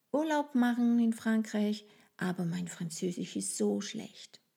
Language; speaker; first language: German; non-native, fluent; French